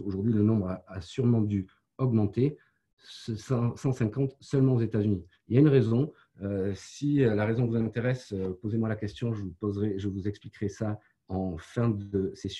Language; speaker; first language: French; native; French